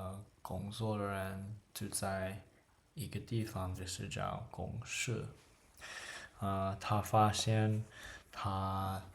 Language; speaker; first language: Chinese; non-native, learner; English